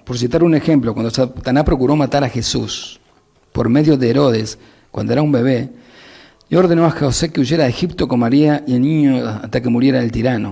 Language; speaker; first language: Spanish; native; Spanish